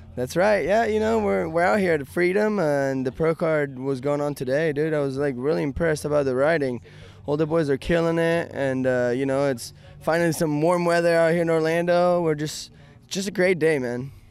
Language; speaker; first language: English; non-native, fluent; Japanese